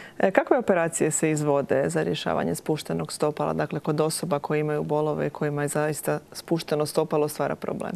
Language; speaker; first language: Croatian; native; Croatian